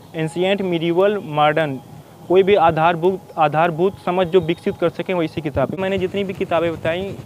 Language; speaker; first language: Hindi; native; Hindi